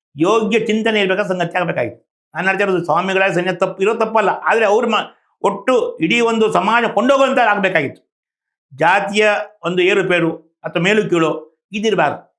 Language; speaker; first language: Kannada; native; Kannada